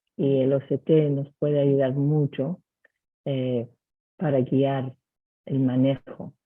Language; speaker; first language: Spanish; early bilingual, heritage; Spanish